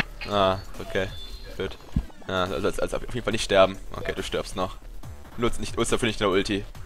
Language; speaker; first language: German; native; German